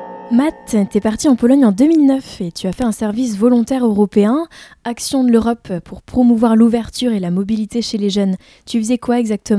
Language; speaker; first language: French; native; French